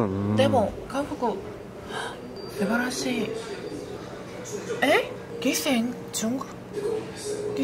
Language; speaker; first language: Korean; non-native, learner; Japanese